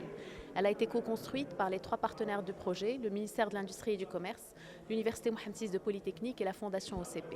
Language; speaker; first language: French; non-native, local second language; Arabic